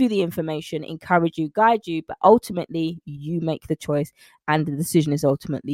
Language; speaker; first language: English; native; English